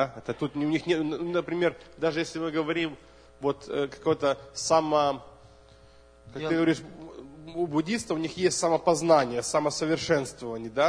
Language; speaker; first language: Russian; native; Russian